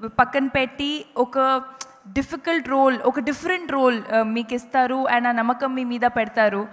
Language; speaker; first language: Telugu; non-native, learner; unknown